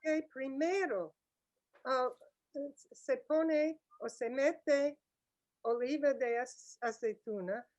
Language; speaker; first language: Spanish; non-native, learner; English